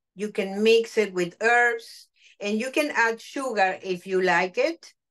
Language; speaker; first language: English; non-native, fluent; Spanish